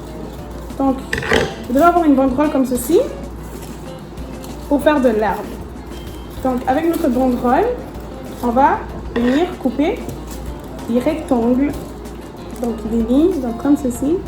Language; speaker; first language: French; native; French